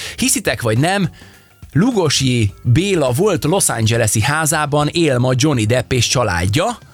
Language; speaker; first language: Hungarian; native; Hungarian